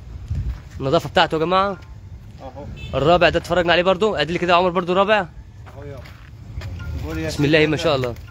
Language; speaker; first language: Arabic; native; Arabic